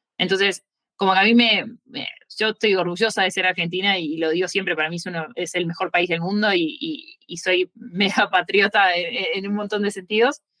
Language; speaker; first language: Spanish; native; Spanish